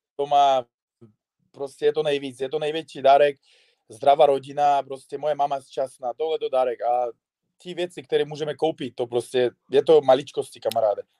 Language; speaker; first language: Czech; non-native, fluent; Uzbek